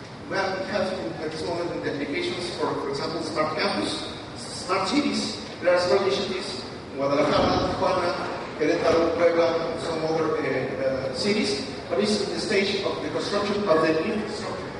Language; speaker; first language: English; non-native, fluent; Spanish